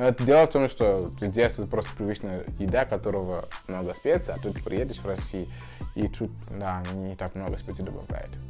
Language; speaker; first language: Russian; non-native, fluent; Tswana